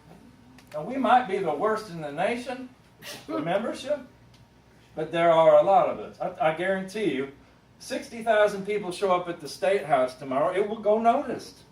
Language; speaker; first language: English; native; English